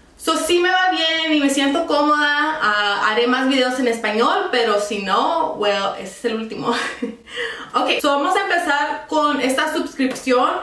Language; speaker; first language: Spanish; early bilingual, other home language; English